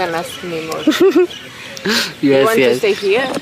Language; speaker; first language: English; non-native, learner; Spanish